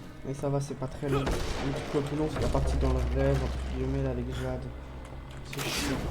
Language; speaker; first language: French; native; French